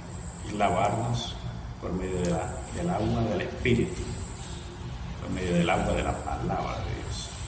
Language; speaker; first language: Spanish; native; Spanish